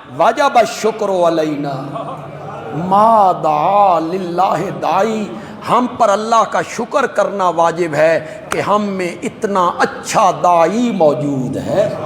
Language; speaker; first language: Urdu; non-native, local second language; Punjabi